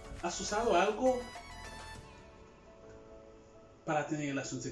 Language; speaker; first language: Spanish; non-native, learner; Haitian Creole